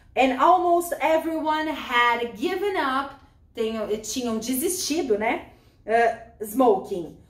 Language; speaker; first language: English; non-native, fluent; Portuguese